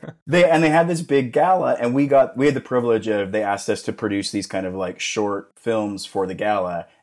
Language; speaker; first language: English; native; English